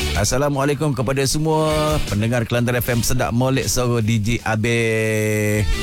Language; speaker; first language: Malay; native; Malay